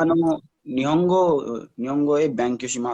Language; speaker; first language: Japanese; non-native, learner; Hindi